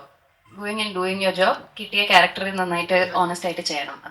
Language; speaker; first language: Malayalam; early bilingual, heritage; Malayalam